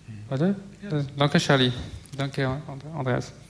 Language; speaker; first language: German; non-native, learner; French